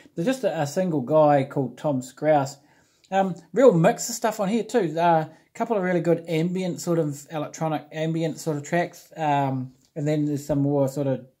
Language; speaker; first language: English; native; English